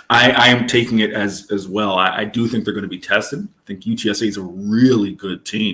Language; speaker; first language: English; native; English